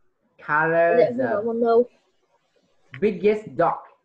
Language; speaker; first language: English; non-native, fluent; Vietnamese